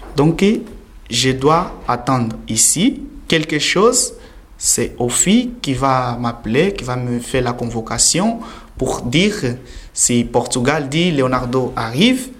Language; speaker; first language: French; non-native, learner; Portuguese